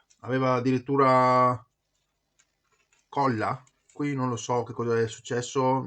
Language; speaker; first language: Italian; native; Italian